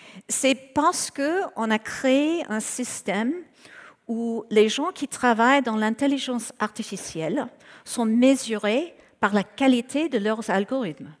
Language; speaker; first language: French; non-native, fluent; English